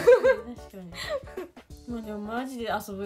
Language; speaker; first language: Japanese; native; Japanese